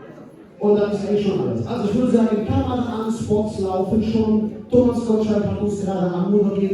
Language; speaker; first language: German; native; German